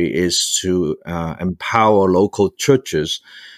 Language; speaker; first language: English; non-native, local second language; Cantonese